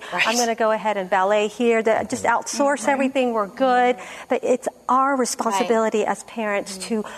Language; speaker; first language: English; non-native, fluent; Spanish